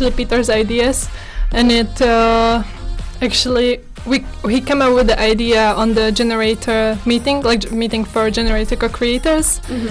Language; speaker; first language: English; non-native, fluent; Slovak